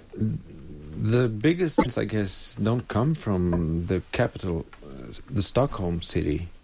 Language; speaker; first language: English; non-native, fluent; Swedish